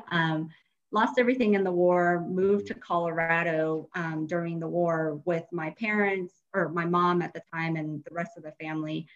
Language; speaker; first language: English; native; English